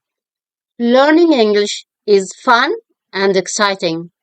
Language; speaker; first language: English; non-native, fluent; Arabic